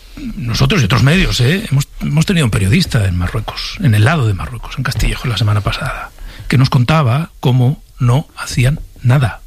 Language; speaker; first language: Spanish; native; Spanish